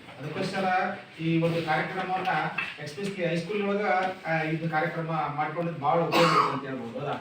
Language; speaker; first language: Kannada; native; Kannada